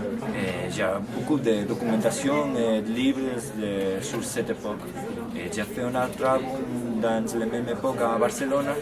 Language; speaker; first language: French; non-native, learner; Spanish